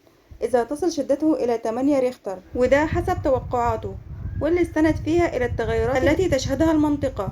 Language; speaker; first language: Arabic; native; Arabic